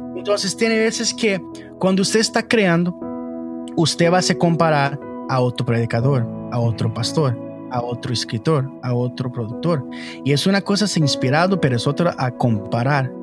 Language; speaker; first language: Spanish; non-native, learner; English